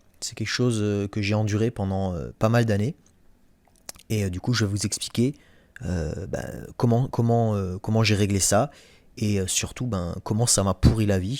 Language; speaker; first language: French; native; French